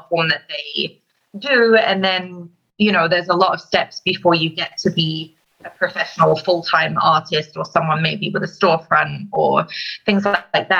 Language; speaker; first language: English; native; English